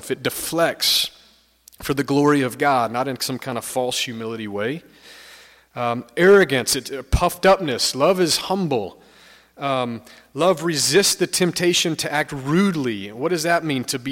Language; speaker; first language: English; native; English